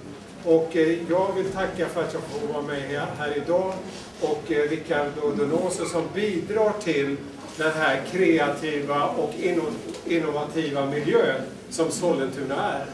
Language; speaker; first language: Swedish; native; Swedish